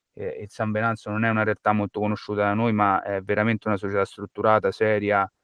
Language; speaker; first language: Italian; native; Italian